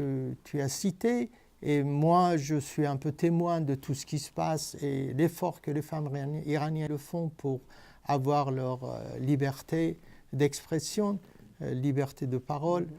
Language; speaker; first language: French; non-native, fluent; Persian